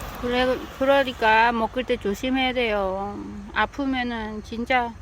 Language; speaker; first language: Korean; non-native, learner; Vietnamese